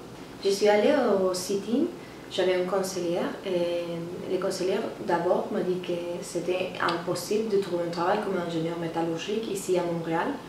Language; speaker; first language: French; non-native, learner; Spanish